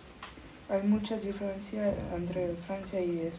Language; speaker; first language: Spanish; non-native, learner; French